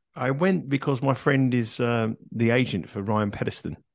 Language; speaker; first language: English; native; English